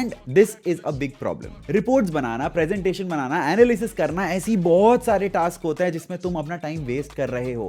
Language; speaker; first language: Hindi; native; Hindi